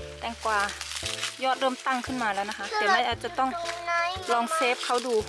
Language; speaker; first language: Thai; native; Thai